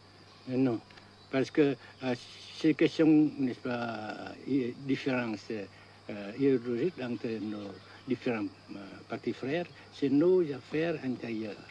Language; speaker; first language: French; non-native, fluent; Vietnamese